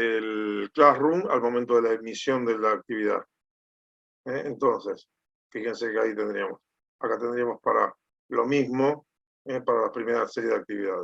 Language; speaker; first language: Spanish; native; Spanish